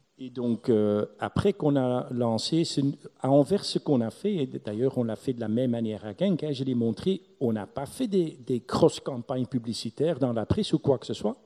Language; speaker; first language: French; non-native, local second language; Dutch